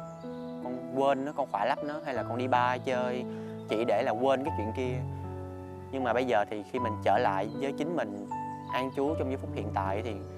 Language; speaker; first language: Vietnamese; native; Vietnamese